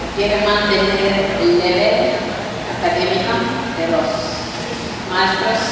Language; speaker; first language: Spanish; non-native, learner; Finnish